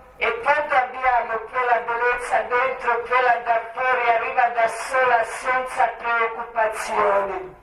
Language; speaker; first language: Italian; non-native, learner; Croatian